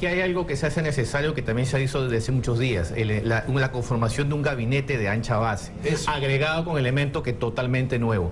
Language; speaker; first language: Spanish; native; Spanish